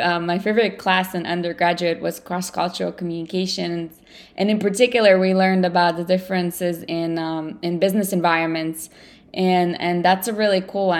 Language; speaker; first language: English; non-native, fluent; Russian